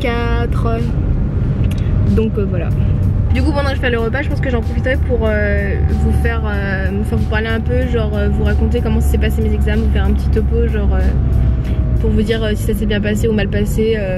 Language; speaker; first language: French; native; French